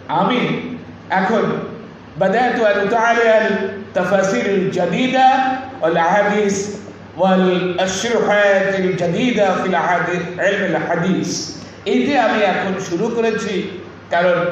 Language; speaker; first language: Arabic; non-native, learner; Bangla